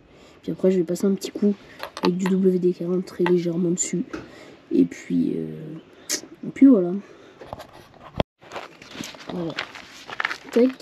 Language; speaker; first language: French; native; French